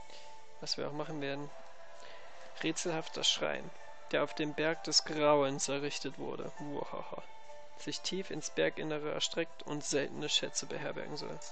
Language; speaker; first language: German; native; German